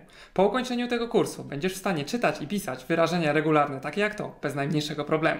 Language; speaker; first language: Polish; native; Polish